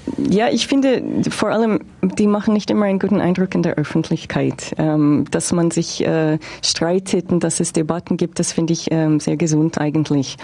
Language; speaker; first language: German; non-native, fluent; English